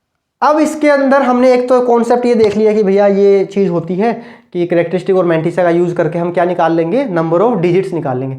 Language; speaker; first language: Hindi; native; Hindi